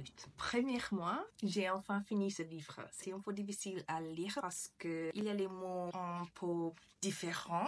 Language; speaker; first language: French; non-native, learner; English